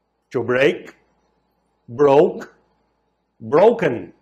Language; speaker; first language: English; non-native, fluent; Portuguese